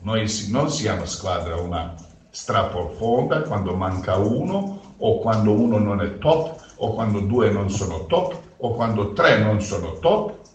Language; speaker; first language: Italian; non-native, fluent; Croatian